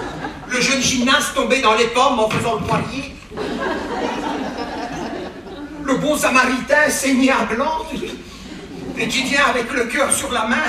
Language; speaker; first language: French; native; French